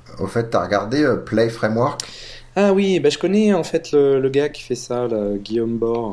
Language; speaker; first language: French; native; French